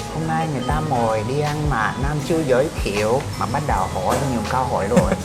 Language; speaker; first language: Vietnamese; non-native, fluent; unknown